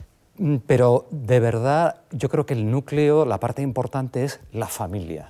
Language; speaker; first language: Spanish; native; Spanish